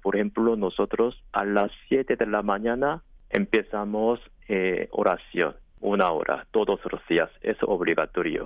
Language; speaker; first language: Spanish; non-native, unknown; Korean